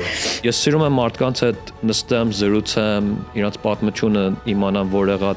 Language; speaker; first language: Armenian; early bilingual, heritage; Armenian